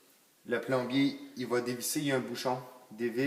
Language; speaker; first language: French; native; French